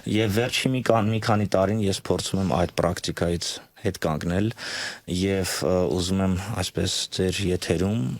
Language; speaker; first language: Armenian; native; Armenian